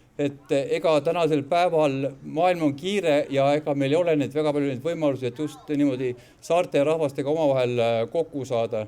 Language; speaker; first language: Estonian; native; Estonian